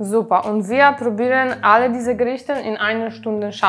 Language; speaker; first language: German; non-native, learner; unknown